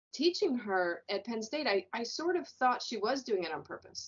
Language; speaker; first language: English; native; English